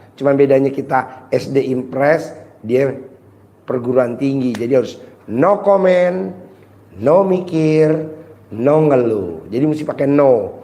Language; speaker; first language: Indonesian; native; Indonesian